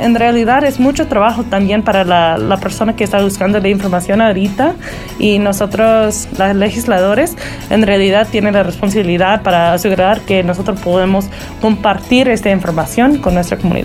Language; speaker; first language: Spanish; early bilingual, heritage; Spanish